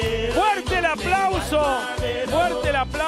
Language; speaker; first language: Spanish; native; Spanish